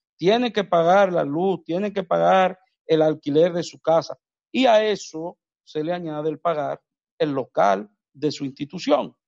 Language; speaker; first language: Spanish; native; Spanish